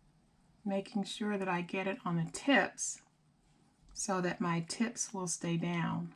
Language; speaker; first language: English; native; English